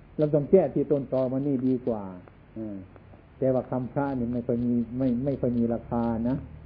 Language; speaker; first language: Thai; non-native, local second language; Northeastern Thai